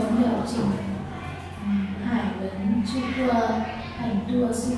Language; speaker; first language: Chinese; non-native, fluent; Vietnamese